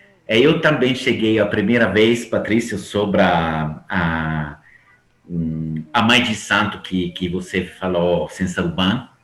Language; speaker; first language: Portuguese; non-native, fluent; Italian